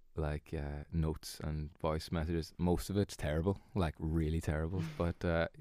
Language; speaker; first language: English; native; English